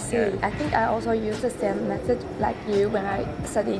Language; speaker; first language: English; non-native, fluent; Chinese